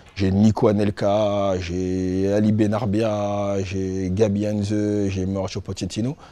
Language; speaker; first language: French; native; French